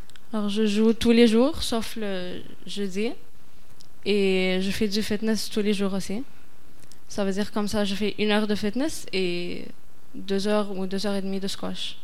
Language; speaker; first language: French; non-native, fluent; Arabic